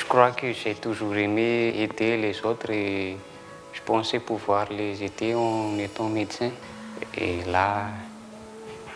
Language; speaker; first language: French; non-native, local second language; Malagasy